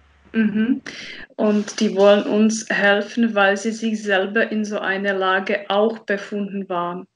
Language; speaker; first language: German; non-native, fluent; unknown